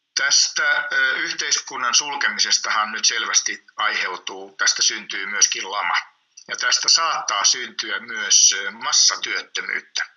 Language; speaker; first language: Finnish; native; Finnish